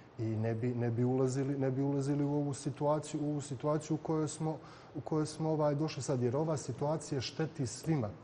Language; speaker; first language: Croatian; native; Croatian